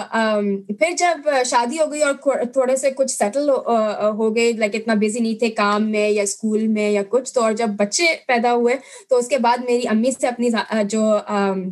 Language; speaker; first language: Urdu; native; Urdu